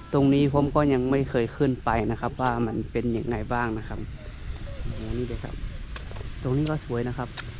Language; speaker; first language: Thai; native; Thai